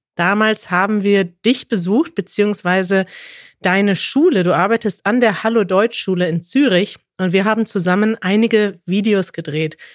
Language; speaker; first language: German; native; German